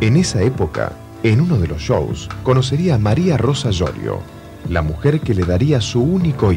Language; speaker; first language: Spanish; native; Spanish